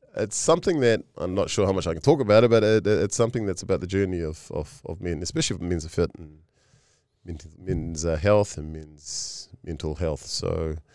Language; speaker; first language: English; early bilingual, other home language; Tongan